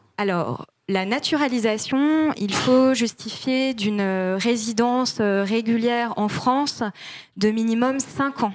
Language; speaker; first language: French; native; French